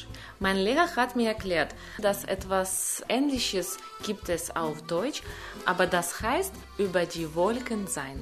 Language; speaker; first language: German; non-native, learner; Ukrainian